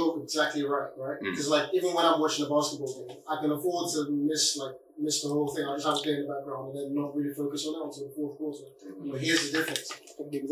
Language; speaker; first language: English; non-native, local second language; Yoruba